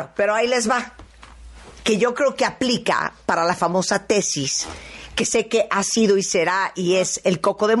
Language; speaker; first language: Spanish; native; Spanish